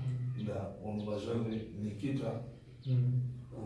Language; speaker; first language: Russian; non-native, fluent; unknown